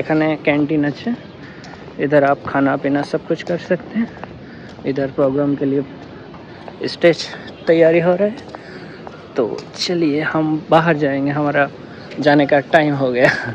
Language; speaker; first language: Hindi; non-native, learner; Bangla